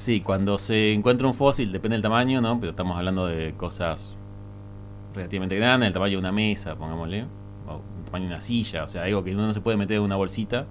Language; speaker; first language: Spanish; native; Spanish